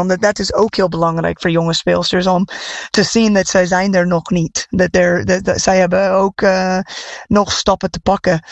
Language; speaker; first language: Dutch; non-native, fluent; English